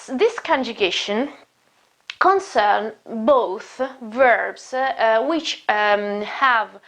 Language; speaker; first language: English; non-native, fluent; Italian